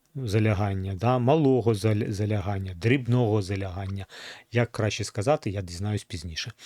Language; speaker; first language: Ukrainian; non-native, local second language; Russian